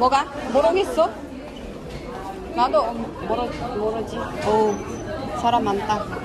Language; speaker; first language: Korean; non-native, fluent; Filipino